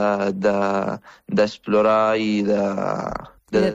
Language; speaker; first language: Catalan; non-native, fluent; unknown